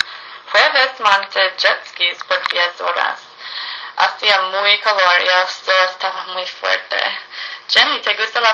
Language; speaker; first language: Spanish; non-native, learner; English